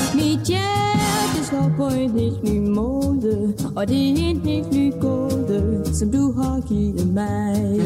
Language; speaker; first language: Danish; non-native, fluent; English